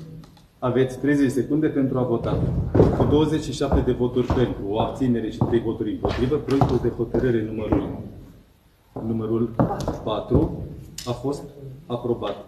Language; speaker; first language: Romanian; native; Romanian